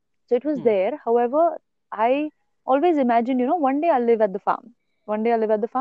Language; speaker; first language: English; non-native, local second language; Marathi